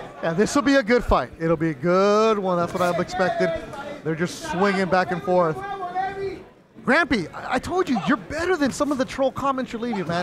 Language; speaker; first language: English; native; English